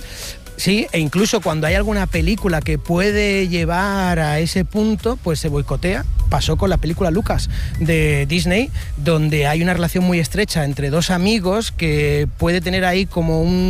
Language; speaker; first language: Spanish; native; Spanish